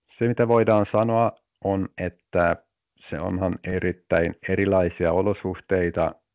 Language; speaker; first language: Finnish; non-native, local second language; Swedish